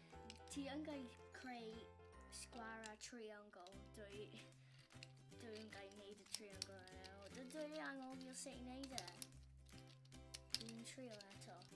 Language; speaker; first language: Welsh; non-native, local second language; English